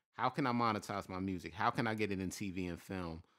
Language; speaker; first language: English; native; English